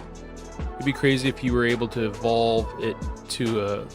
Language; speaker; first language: English; native; English